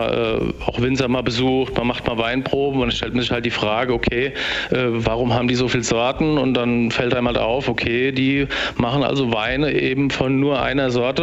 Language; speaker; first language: German; native; German